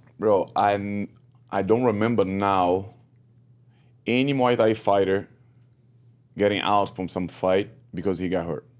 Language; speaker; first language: English; non-native, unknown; Portuguese